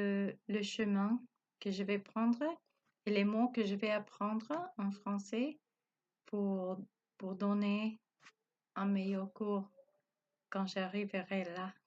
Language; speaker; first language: French; non-native, learner; Spanish